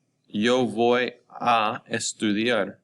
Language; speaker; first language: Spanish; non-native, fluent; English